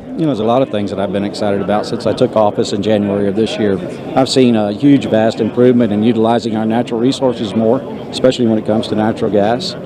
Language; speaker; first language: English; native; English